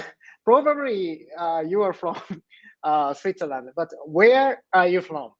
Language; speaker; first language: English; non-native, learner; Japanese